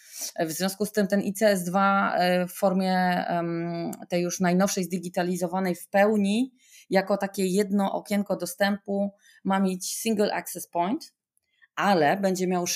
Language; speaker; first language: Polish; native; Polish